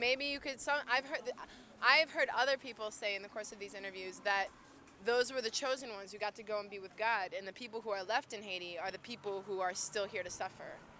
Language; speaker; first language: English; native; English